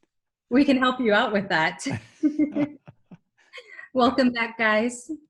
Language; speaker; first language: English; native; English